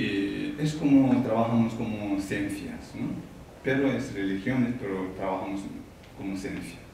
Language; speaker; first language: Spanish; non-native, learner; Tibetan